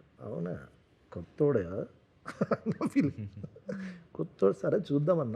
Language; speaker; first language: Telugu; native; Telugu